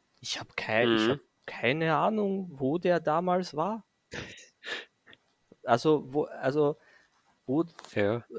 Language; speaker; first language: German; native; German